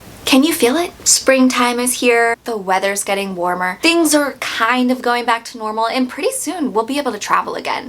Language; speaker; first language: English; native; English